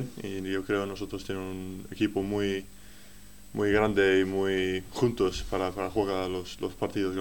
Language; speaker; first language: Spanish; non-native, learner; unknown